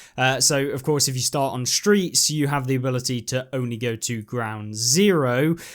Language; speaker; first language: English; native; English